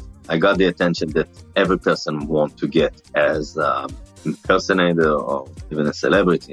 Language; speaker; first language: English; non-native, fluent; Hebrew